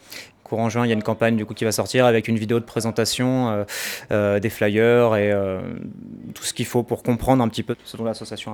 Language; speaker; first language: French; native; French